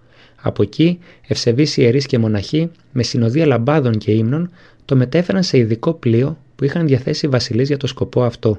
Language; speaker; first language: Greek; native; Greek